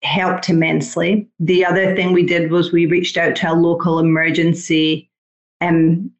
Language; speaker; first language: English; native; English